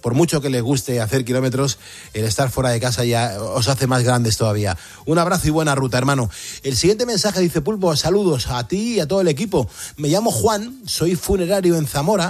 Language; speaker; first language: Spanish; native; Spanish